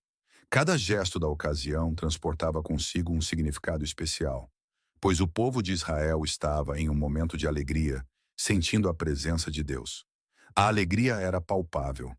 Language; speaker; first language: Portuguese; native; Portuguese